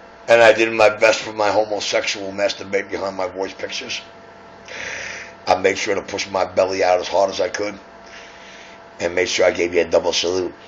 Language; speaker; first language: English; native; English